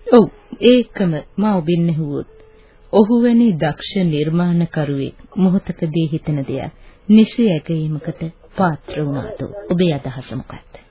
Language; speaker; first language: Sinhala; native; Sinhala